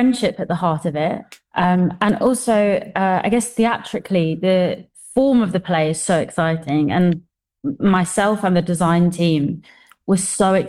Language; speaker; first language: English; native; English